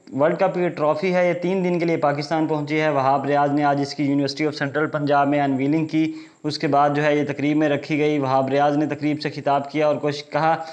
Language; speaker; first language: Urdu; native; Urdu